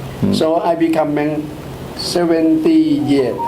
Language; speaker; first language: English; non-native, learner; Thai